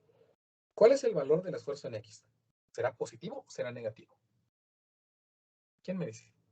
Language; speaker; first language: Spanish; native; Spanish